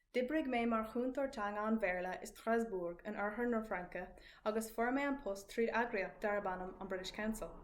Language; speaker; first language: Irish; non-native, local second language; English